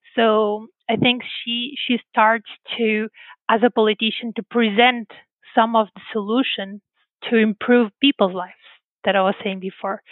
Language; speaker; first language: English; non-native, fluent; Portuguese